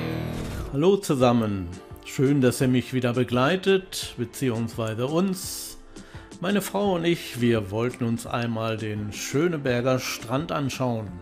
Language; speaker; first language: German; native; German